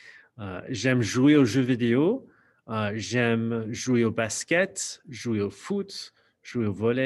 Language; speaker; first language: French; non-native, fluent; English